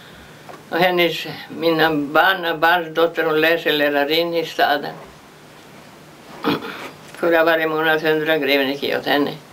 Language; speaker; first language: Swedish; early bilingual, heritage; Swedish